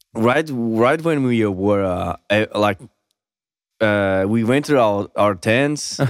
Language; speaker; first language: English; non-native, fluent; Portuguese